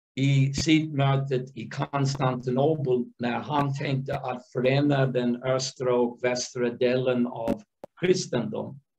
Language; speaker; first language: Swedish; non-native, fluent; English